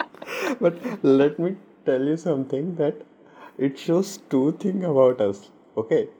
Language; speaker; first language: English; non-native, local second language; Hindi